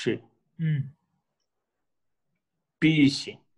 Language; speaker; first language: Chinese; non-native, learner; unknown